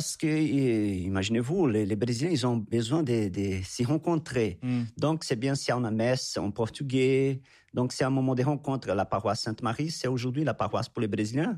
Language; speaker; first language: French; non-native, fluent; Portuguese